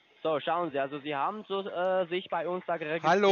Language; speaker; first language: German; non-native, fluent; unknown